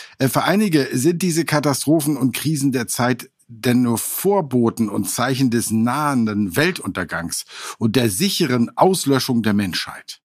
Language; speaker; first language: German; native; German